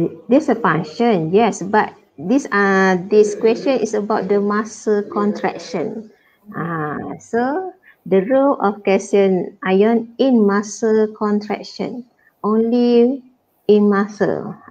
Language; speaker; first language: English; non-native, local second language; Malay